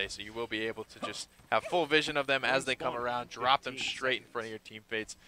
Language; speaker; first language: English; native; English